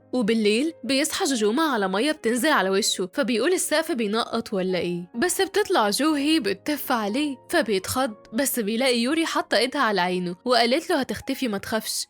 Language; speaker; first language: Arabic; native; Arabic